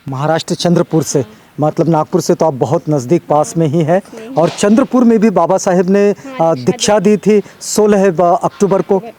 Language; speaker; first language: Hindi; native; Hindi